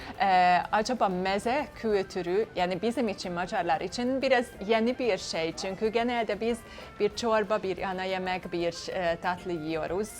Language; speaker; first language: Turkish; non-native, fluent; Hungarian